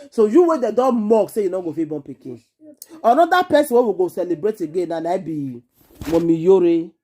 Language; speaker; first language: Nigerian Pidgin; native; Nigerian Pidgin